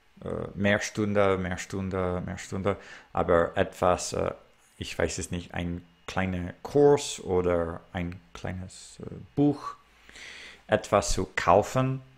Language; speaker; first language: German; non-native, learner; English